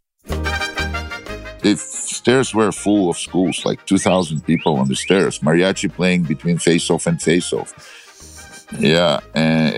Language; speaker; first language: English; non-native, learner; Ukrainian